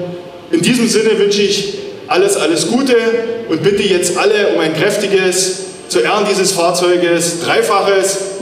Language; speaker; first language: German; native; German